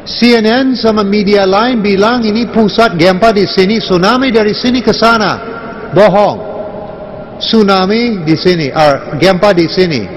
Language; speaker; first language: Indonesian; non-native, learner; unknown